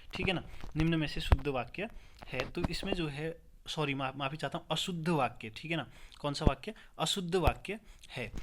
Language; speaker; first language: Hindi; native; Hindi